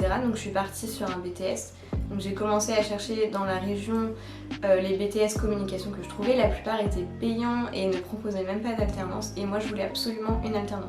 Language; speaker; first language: French; native; French